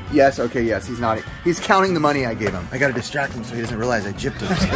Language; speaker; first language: English; native; English